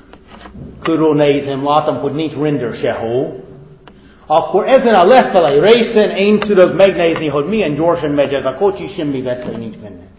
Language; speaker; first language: Hungarian; non-native, fluent; English